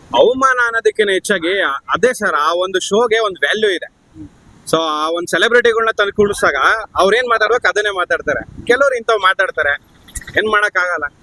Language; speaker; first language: Kannada; native; Kannada